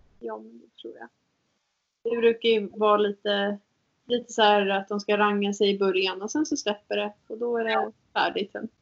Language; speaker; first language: Swedish; native; Swedish